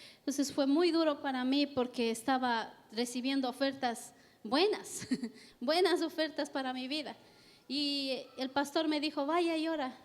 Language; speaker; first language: Spanish; native; Spanish